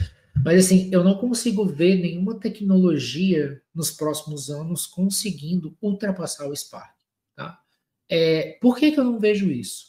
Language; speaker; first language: Portuguese; native; Portuguese